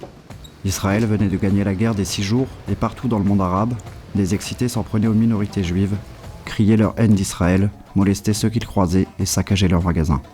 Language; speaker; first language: French; native; French